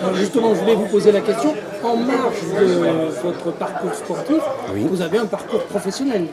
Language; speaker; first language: French; native; French